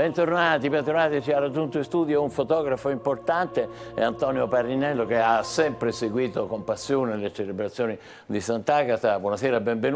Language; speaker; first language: Italian; native; Italian